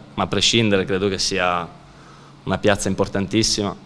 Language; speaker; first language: Italian; native; Italian